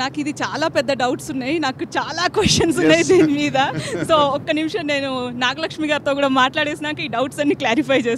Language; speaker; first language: Telugu; native; Telugu